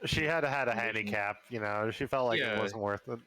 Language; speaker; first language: English; native; English